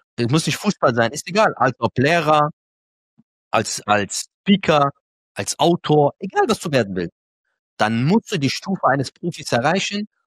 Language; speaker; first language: German; early bilingual, other home language; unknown